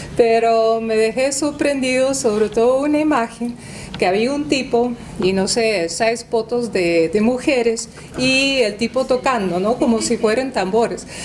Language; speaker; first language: Spanish; non-native, fluent; Dutch